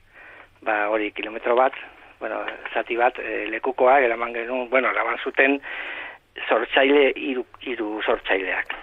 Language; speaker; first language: Basque; non-native, local second language; Spanish